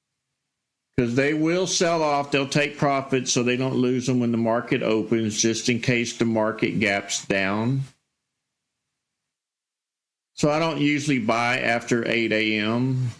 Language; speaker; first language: English; native; English